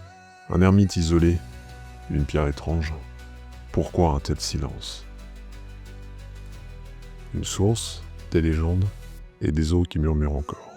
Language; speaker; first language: French; native; French